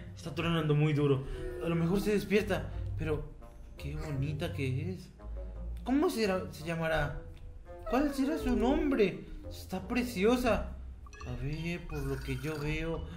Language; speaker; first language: Spanish; native; Spanish